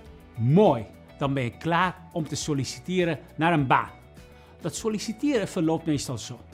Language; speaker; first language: Dutch; non-native, fluent; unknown